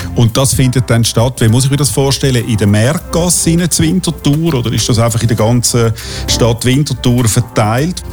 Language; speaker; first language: German; non-native, local second language; Italian